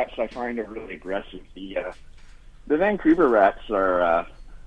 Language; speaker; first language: English; native; English